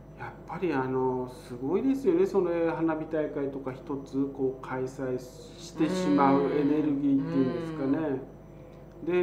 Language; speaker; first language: Japanese; native; Japanese